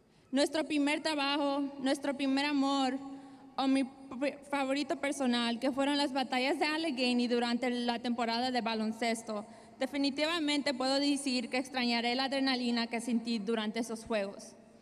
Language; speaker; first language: Spanish; early bilingual, heritage; Spanish